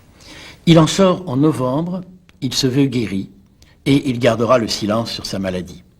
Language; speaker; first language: French; native; French